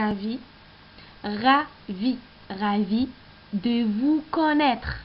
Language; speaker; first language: French; non-native, local second language; Arabic